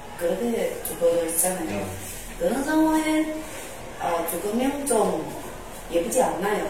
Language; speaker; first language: Korean; non-native, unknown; Chinese